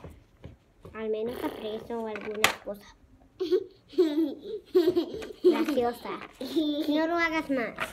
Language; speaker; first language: Spanish; early bilingual, heritage; English